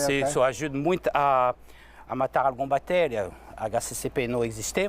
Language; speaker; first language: Portuguese; non-native, learner; French